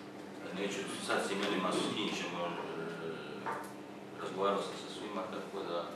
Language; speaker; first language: Croatian; native; Croatian